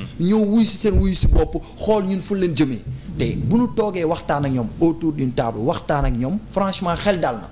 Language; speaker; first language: Wolof; non-native, local second language; Jola-Fonyi